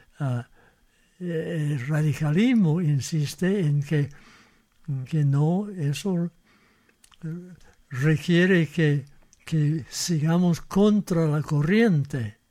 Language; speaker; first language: Spanish; non-native, fluent; English